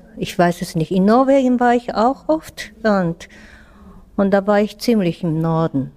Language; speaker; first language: German; non-native, fluent; Japanese